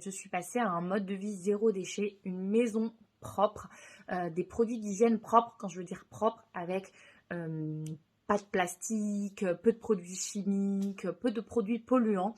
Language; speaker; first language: French; native; French